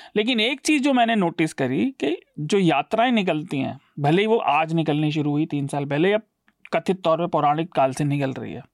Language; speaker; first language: Hindi; native; Hindi